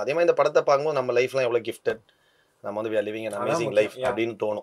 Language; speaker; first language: Tamil; native; Tamil